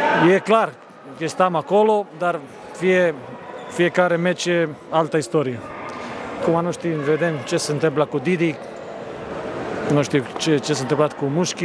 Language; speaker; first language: Romanian; non-native, fluent; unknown